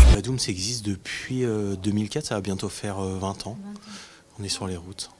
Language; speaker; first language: French; native; French